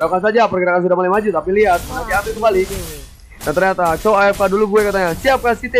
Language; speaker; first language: Indonesian; native; Indonesian